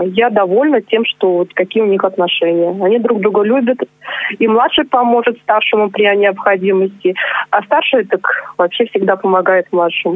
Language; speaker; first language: Russian; non-native, local second language; Chuvash